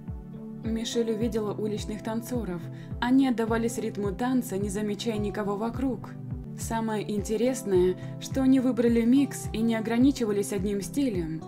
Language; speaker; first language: Russian; native; Russian